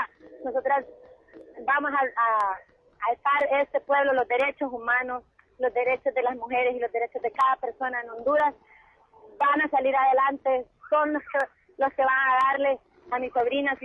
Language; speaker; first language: Spanish; native; Spanish